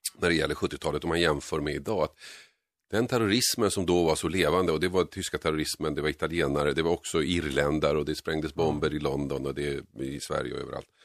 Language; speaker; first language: Swedish; native; Swedish